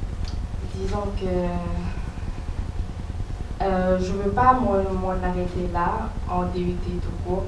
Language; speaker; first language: French; non-native, local second language; Wolof